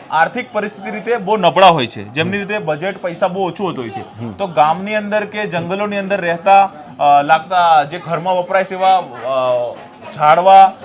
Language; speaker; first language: Gujarati; non-native, local second language; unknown